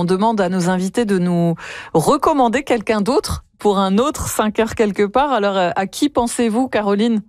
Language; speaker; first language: French; native; French